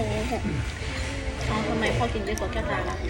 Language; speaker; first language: Thai; native; Thai